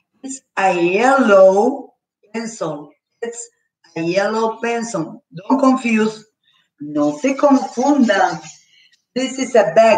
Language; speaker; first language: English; non-native, fluent; Spanish